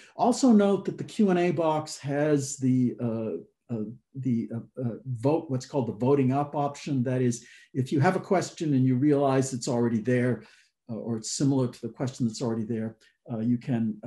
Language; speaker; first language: English; native; English